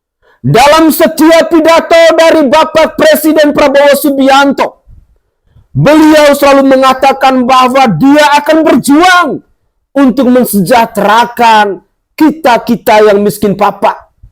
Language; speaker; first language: Indonesian; native; Indonesian